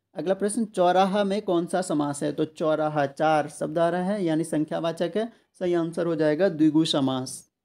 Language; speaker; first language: Hindi; native; Hindi